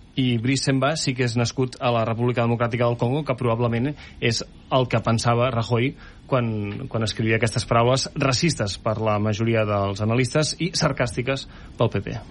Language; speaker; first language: Catalan; native; Catalan